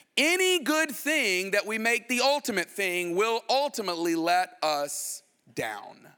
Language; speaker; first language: English; native; English